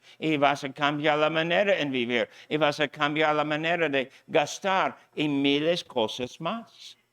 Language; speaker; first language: Spanish; non-native, fluent; English